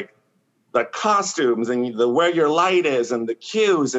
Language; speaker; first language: English; non-native, fluent; Spanish